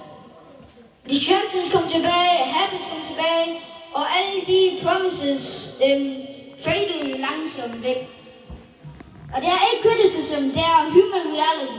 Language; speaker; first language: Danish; non-native, learner; Malay